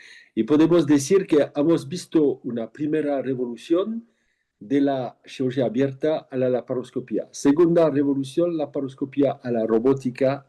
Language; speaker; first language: Spanish; non-native, fluent; French